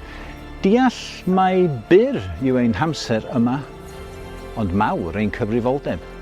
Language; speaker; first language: Welsh; native; Welsh